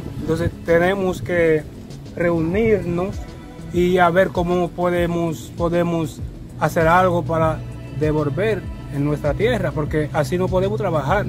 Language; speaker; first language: Spanish; non-native, learner; Haitian Creole